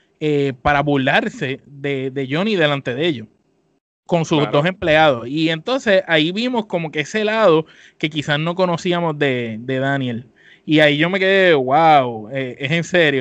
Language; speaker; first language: Spanish; native; Spanish